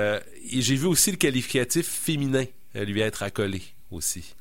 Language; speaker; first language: French; native; French